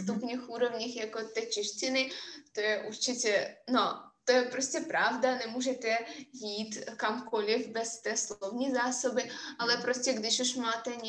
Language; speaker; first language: Czech; non-native, fluent; Russian